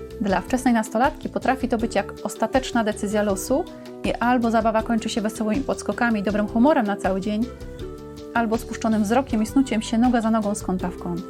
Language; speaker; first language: Polish; native; Polish